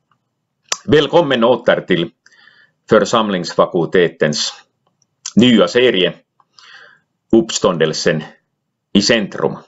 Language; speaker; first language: Swedish; non-native, local second language; Finnish